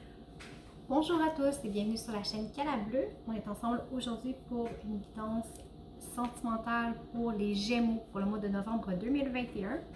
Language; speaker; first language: French; native; French